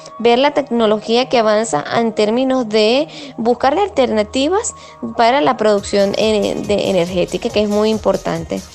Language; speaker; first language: Spanish; native; Spanish